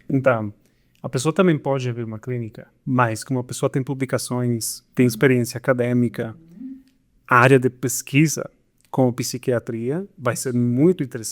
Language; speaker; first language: Portuguese; non-native, fluent; Spanish